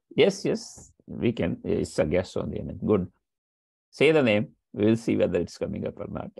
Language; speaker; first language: English; non-native, local second language; Hindi